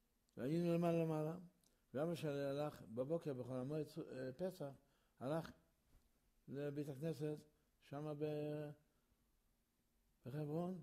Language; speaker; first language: Hebrew; early bilingual, other home language; Yiddish